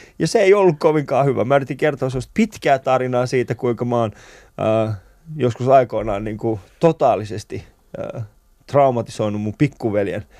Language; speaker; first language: Finnish; early bilingual, other home language; Persian